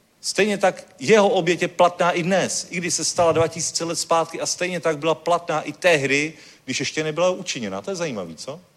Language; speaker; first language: Czech; native; Czech